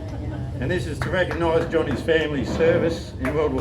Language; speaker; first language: English; native; English